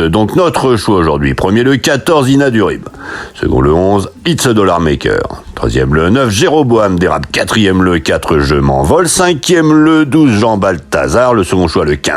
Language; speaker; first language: French; native; French